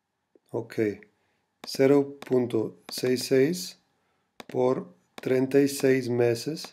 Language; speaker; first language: Spanish; non-native, fluent; German